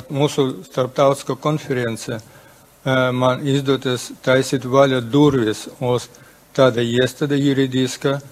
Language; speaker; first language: Latvian; non-native, local second language; Russian